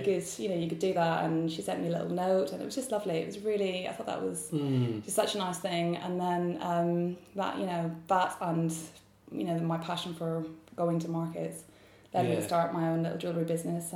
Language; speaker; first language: English; native; English